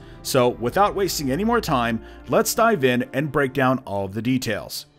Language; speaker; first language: English; native; English